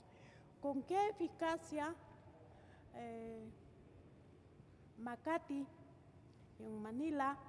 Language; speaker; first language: Spanish; native; Spanish